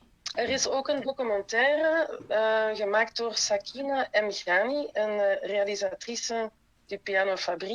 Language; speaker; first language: Dutch; non-native, local second language; French